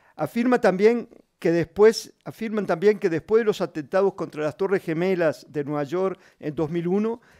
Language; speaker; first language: Spanish; native; Spanish